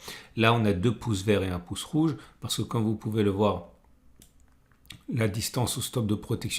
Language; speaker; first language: French; native; French